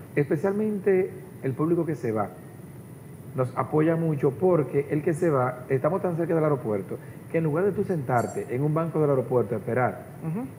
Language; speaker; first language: Spanish; native; Spanish